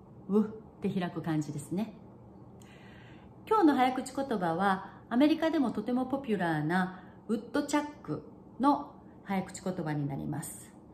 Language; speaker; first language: Japanese; early bilingual, heritage; Japanese